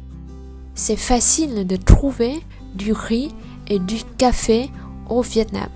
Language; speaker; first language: French; non-native, learner; Vietnamese